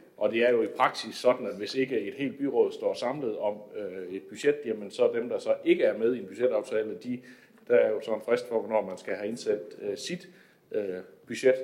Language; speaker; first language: Danish; native; Danish